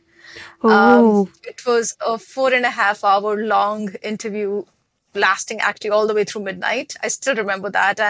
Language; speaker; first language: English; non-native, local second language; Hindi